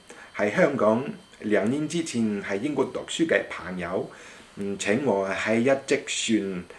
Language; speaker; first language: Chinese; non-native, fluent; French